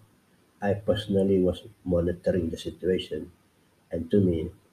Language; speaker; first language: English; non-native, local second language; Pattani Malay